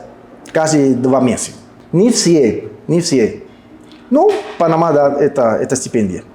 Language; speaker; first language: Russian; non-native, learner; Spanish